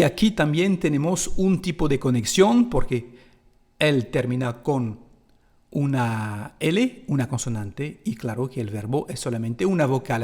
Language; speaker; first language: Spanish; non-native, fluent; French